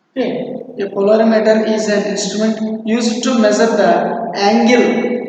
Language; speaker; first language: English; non-native, local second language; Telugu